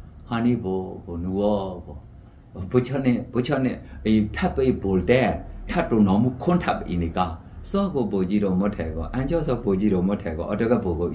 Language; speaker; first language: Korean; non-native, fluent; Burmese